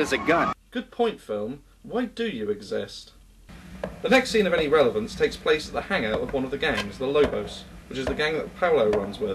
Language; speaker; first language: English; native; English